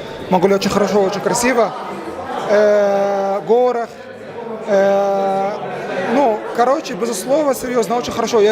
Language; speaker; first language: Russian; non-native, learner; Arabic